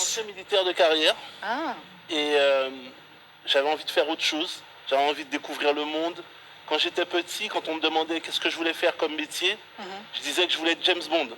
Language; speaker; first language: French; native; French